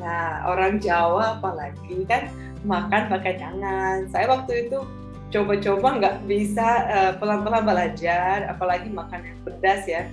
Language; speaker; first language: Indonesian; non-native, fluent; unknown